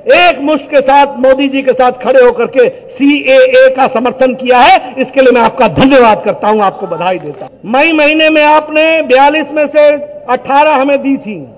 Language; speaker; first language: Hindi; native; Hindi